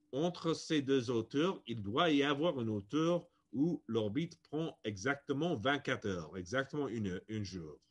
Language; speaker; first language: French; non-native, fluent; English